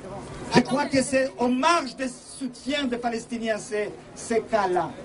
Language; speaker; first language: French; non-native, fluent; Hebrew